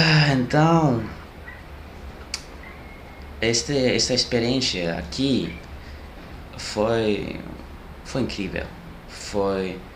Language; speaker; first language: Portuguese; non-native, learner; French